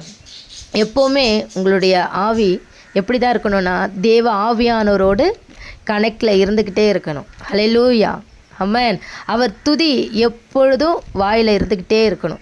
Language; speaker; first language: Tamil; native; Tamil